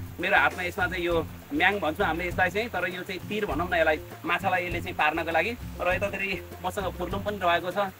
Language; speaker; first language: Nepali; non-native, local second language; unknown